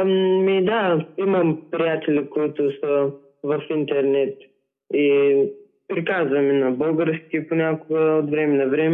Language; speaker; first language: Bulgarian; early bilingual, heritage; Bulgarian